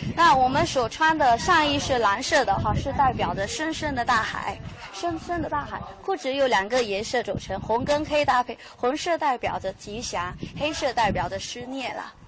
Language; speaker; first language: Chinese; native; Chinese